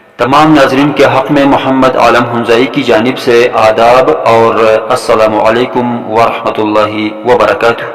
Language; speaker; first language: Urdu; non-native, local second language; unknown